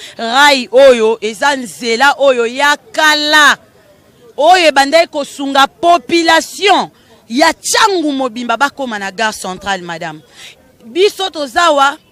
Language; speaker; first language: Lingala; native; Lingala